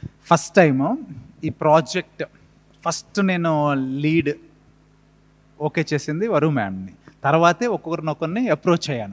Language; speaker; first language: Telugu; native; Telugu